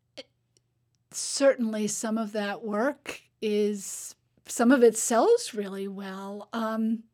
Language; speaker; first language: English; native; English